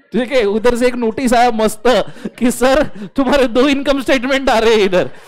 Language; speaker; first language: Hindi; non-native, local second language; Marathi